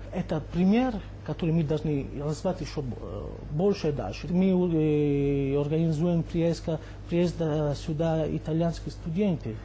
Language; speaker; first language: Russian; non-native, fluent; Italian